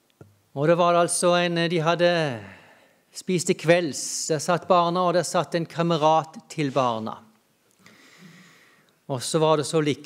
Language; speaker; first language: Norwegian; native; Norwegian